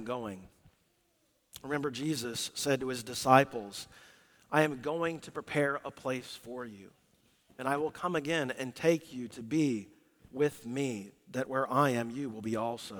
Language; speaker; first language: English; native; English